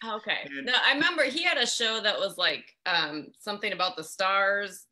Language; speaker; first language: English; native; English